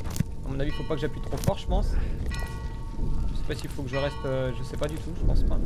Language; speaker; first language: French; native; French